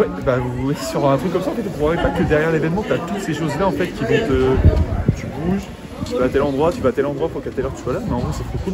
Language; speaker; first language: French; native; French